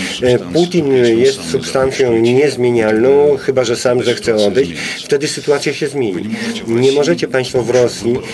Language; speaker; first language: Polish; non-native, fluent; Russian